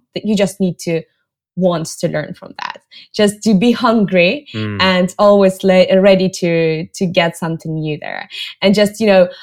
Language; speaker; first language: English; non-native, fluent; Russian